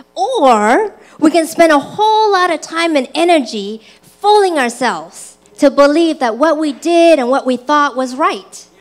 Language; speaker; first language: English; early bilingual, other home language; Chinese